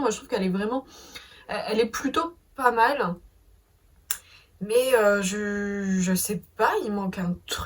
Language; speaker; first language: French; native; French